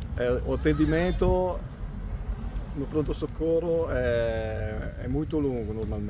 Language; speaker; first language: Portuguese; non-native, fluent; Italian